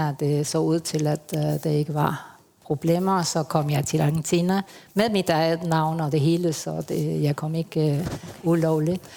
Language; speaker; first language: Danish; early bilingual, heritage; Spanish